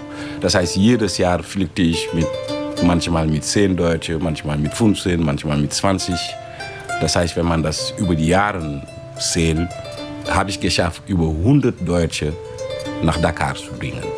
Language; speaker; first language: German; non-native, local second language; Wolof